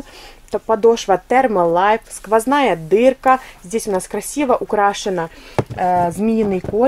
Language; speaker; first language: Russian; native; Russian